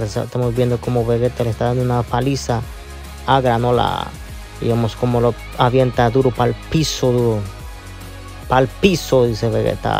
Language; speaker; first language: Spanish; native; Spanish